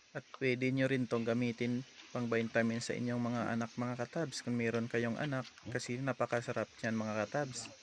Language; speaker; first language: Filipino; non-native, local second language; Hiligaynon